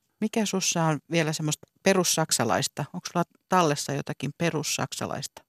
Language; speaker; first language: Finnish; native; Finnish